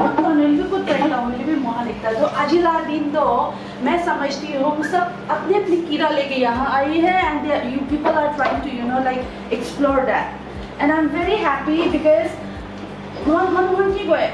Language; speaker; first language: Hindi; non-native, learner; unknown